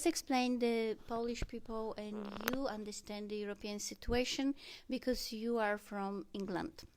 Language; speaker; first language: English; non-native, learner; Polish